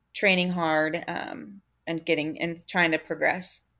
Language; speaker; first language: English; native; English